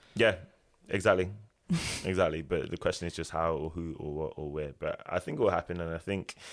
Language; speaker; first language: English; native; English